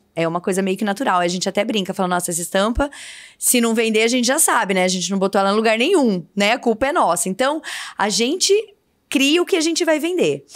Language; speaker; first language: Portuguese; native; Portuguese